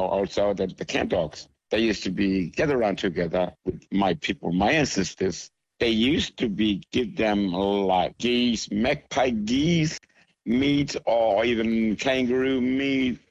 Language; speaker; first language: English; native; English